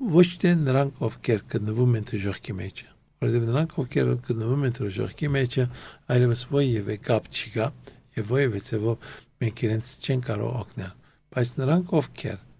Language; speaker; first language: Armenian; early bilingual, heritage; Armenian